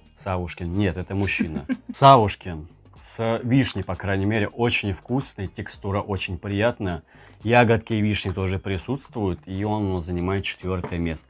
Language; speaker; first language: Russian; native; Russian